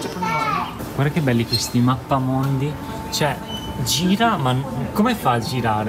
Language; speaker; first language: Italian; native; Italian